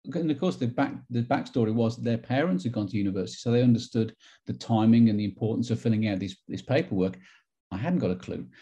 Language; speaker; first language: English; native; English